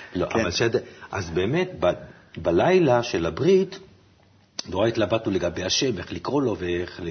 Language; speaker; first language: Hebrew; native; Hebrew